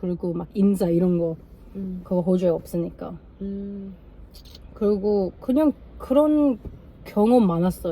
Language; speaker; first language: Korean; non-native, learner; English